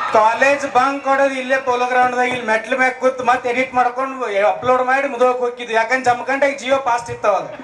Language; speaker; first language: Kannada; native; Kannada